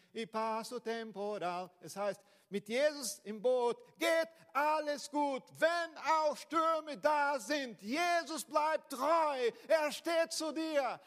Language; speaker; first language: German; non-native, fluent; Portuguese